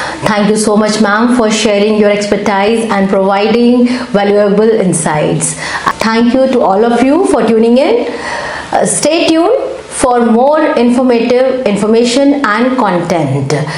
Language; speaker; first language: English; non-native, local second language; Hindi